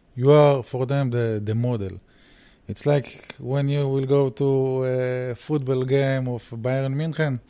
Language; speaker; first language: English; early bilingual, heritage; Hebrew